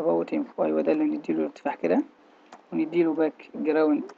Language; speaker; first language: Arabic; native; Arabic